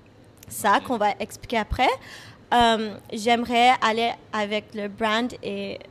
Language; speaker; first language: French; non-native, fluent; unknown